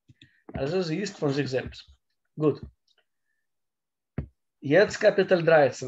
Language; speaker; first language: German; non-native, learner; Russian